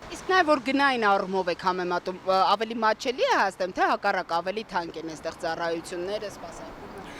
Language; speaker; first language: Armenian; native; Armenian